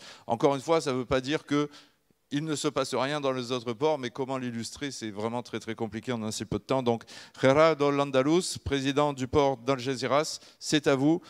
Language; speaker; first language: French; native; French